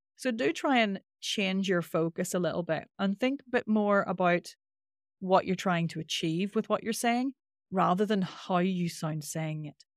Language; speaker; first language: English; native; English